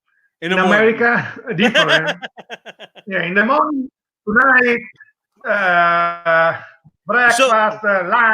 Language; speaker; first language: English; non-native, learner; Italian